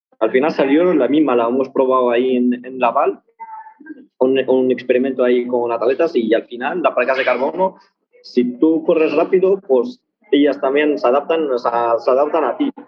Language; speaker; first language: Spanish; early bilingual, other home language; Arabic